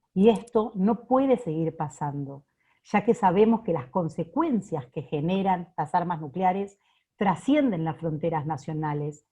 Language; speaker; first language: Spanish; native; Spanish